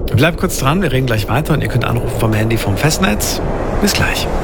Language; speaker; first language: German; native; German